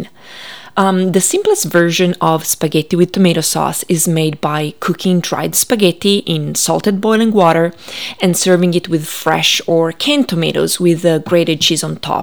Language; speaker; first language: English; non-native, fluent; Italian